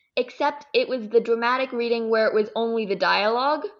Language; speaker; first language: English; native; English